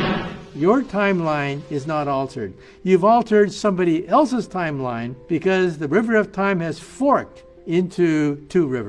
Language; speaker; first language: English; native; English